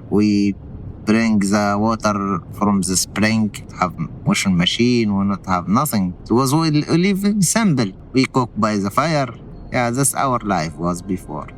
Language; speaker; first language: English; non-native, learner; Arabic